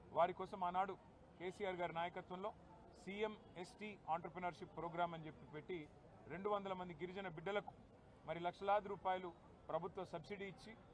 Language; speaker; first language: Telugu; non-native, local second language; Lambadi